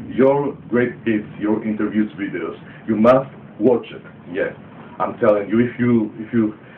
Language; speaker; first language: English; non-native, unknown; Greek